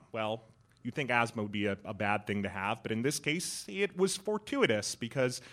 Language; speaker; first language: English; early bilingual, other home language; Persian